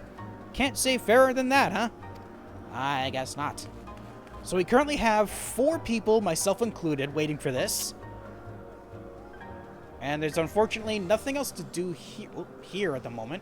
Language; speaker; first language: English; native; English